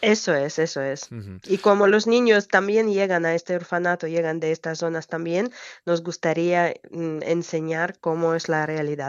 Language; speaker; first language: Spanish; non-native, fluent; Ukrainian